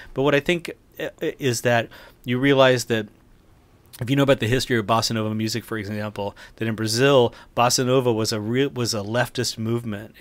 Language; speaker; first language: English; native; English